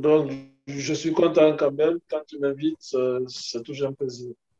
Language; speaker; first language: French; non-native, local second language; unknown